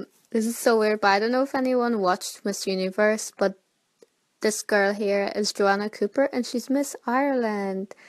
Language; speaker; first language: English; early bilingual, other home language; Polish